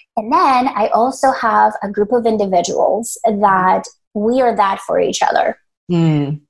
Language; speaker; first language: English; early bilingual, other home language; Spanish